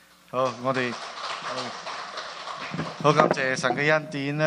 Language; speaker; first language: Cantonese; non-native, fluent; Min Nan Chinese